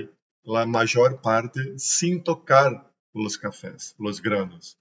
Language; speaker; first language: Spanish; non-native, learner; Portuguese